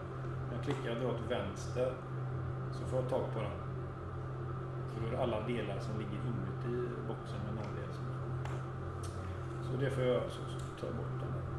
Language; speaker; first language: Swedish; native; Swedish